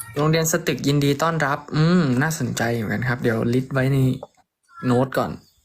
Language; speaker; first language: Thai; native; Thai